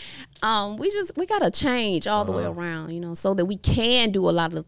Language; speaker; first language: English; native; English